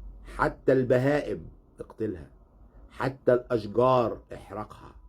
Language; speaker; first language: Arabic; native; Arabic